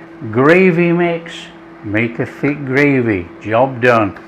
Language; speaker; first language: English; native; English